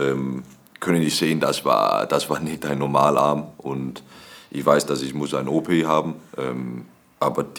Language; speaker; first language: German; non-native, learner; Danish